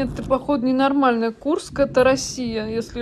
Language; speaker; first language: Russian; native; Russian